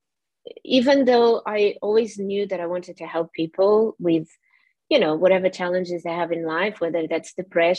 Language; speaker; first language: English; non-native, fluent; Portuguese